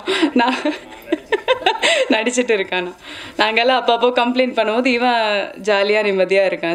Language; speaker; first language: Tamil; non-native, local second language; Malayalam